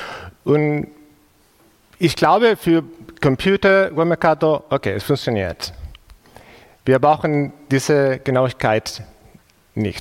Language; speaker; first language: German; non-native, fluent; Spanish